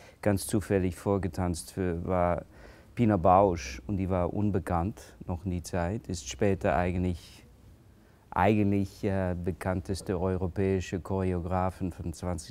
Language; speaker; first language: German; non-native, fluent; English